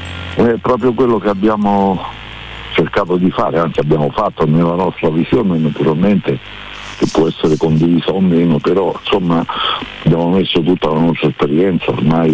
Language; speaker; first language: Italian; native; Italian